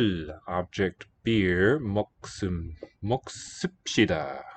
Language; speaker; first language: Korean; non-native, learner; English